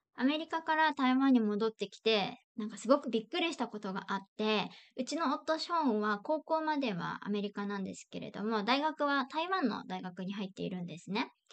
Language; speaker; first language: Japanese; native; Japanese